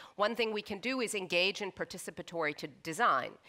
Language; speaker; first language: English; native; English